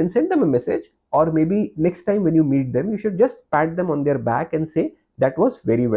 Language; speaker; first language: English; non-native, local second language; Hindi